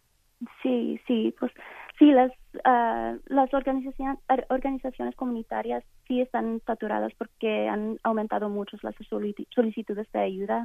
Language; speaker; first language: Spanish; early bilingual, heritage; Spanish